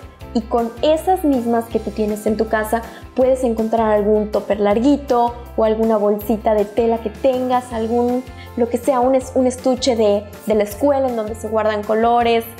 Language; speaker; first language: Spanish; native; Spanish